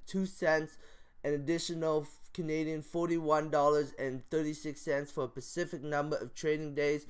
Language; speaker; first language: English; native; English